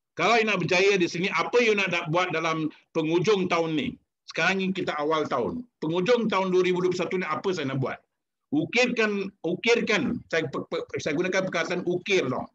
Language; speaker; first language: Malay; non-native, local second language; Tamil